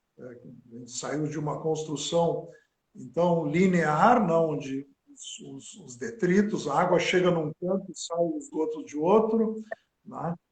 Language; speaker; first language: Portuguese; native; Portuguese